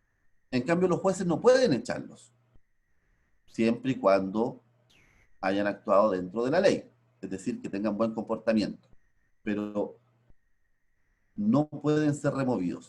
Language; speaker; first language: Spanish; native; Spanish